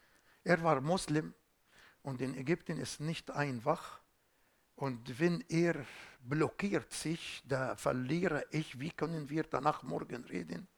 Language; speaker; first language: German; non-native, fluent; Arabic